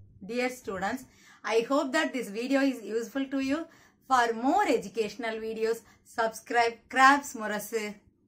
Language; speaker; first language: English; non-native, local second language; Tamil